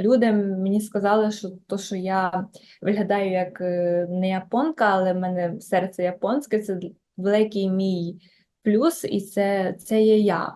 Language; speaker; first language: Ukrainian; early bilingual, heritage; Ukrainian